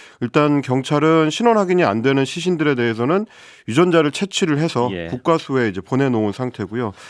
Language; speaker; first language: Korean; native; Korean